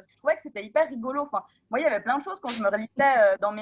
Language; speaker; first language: French; native; French